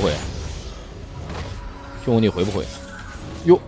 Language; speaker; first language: Chinese; native; Chinese